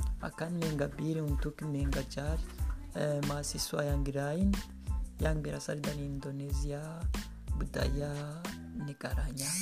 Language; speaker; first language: Indonesian; non-native, learner; Kinyarwanda